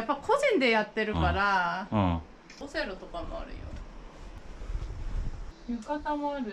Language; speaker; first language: Japanese; non-native, fluent; Korean